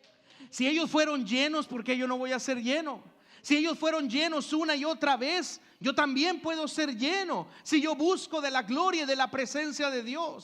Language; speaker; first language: Spanish; native; Spanish